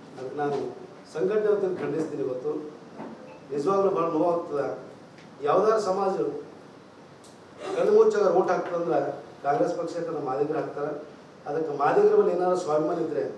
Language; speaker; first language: Kannada; native; Kannada